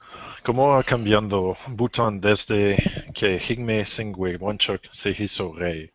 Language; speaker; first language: Spanish; non-native, learner; French